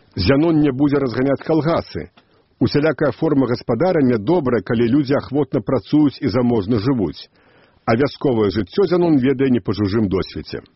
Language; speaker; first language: Belarusian; native; Belarusian